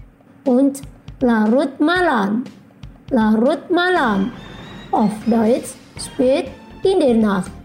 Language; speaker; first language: German; non-native, local second language; Indonesian